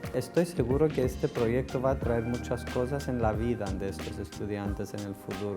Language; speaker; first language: Spanish; non-native, fluent; Greek